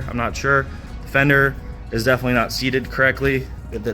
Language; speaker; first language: English; native; English